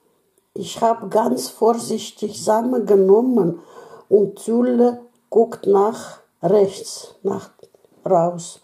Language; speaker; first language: German; non-native, learner; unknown